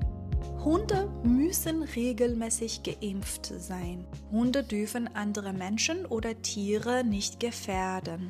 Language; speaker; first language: German; non-native, fluent; Persian